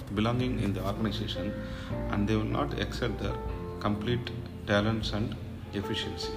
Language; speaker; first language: English; non-native, local second language; Tamil